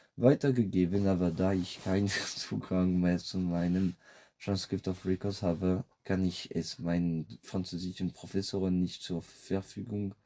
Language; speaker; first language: German; non-native, fluent; French